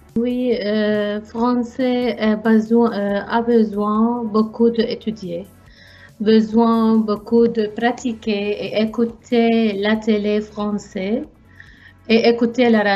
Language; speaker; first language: French; non-native, learner; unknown